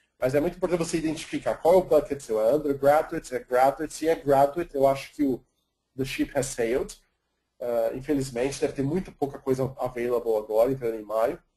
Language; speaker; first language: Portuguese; native; Portuguese